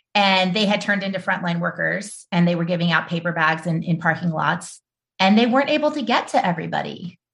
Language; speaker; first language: English; native; English